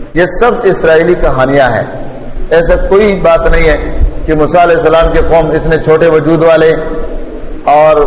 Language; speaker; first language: Urdu; non-native, local second language; Pashto